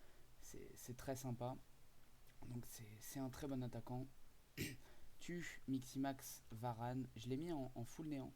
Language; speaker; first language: French; native; French